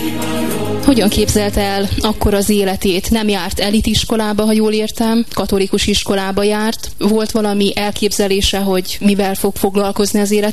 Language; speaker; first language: Hungarian; native; Hungarian